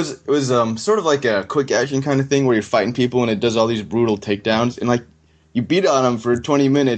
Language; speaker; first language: English; native; English